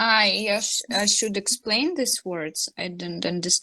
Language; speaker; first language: English; non-native, learner; Russian